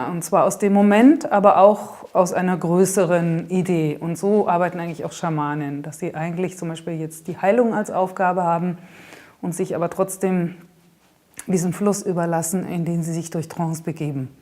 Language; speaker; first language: German; native; German